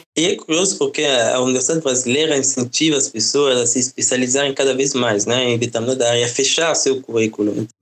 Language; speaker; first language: Portuguese; non-native, fluent; French